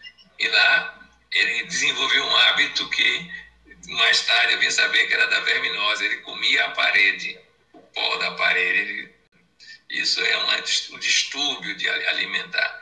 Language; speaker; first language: Portuguese; native; Portuguese